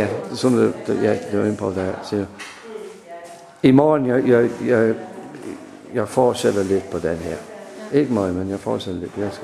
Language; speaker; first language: Danish; non-native, learner; English